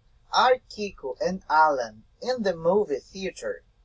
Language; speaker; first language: English; non-native, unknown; Portuguese